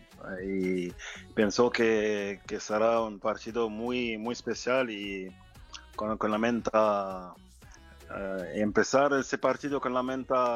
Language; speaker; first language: Spanish; non-native, fluent; French